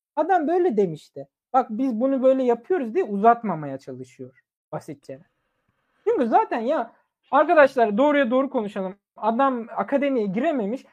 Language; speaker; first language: Turkish; early bilingual, other home language; German